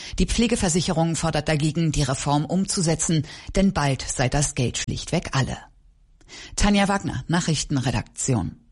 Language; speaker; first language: German; native; German